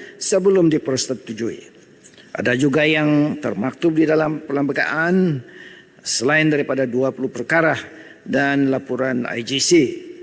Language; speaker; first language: Malay; non-native, local second language; Central Dusun